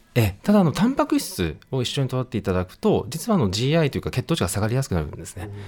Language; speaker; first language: Japanese; native; Japanese